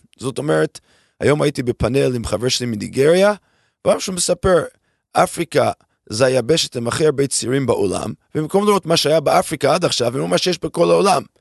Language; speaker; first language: Hebrew; non-native, fluent; English